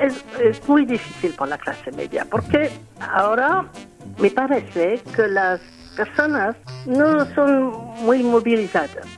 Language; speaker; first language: Spanish; non-native, learner; French